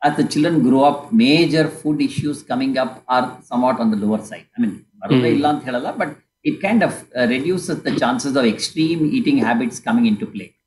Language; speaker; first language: English; non-native, local second language; Kannada